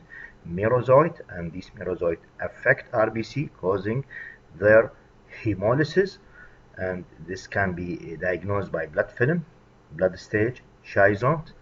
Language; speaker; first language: English; non-native, fluent; Arabic